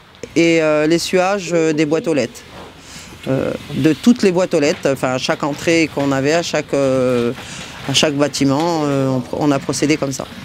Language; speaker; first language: French; native; French